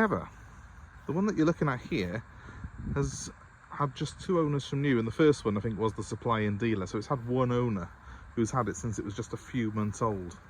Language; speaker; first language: English; native; English